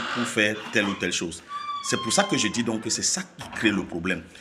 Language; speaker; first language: French; non-native, local second language; Basaa